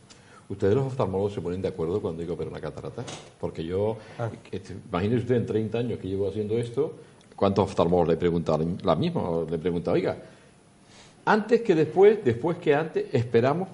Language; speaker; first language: Spanish; native; Spanish